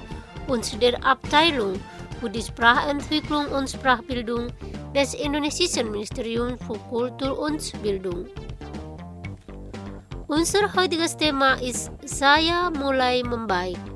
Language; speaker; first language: German; non-native, learner; Indonesian